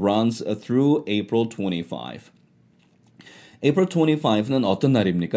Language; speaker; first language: English; non-native, fluent; Korean